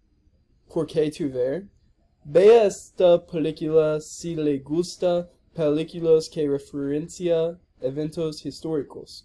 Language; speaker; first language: Spanish; non-native, learner; English